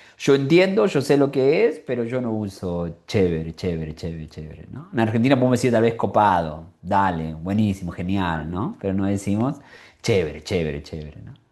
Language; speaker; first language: Spanish; native; Spanish